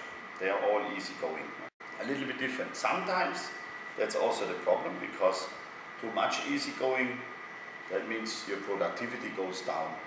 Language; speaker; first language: English; non-native, fluent; German